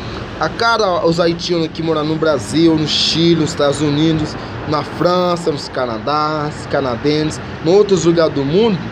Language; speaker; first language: Portuguese; non-native, learner; Haitian Creole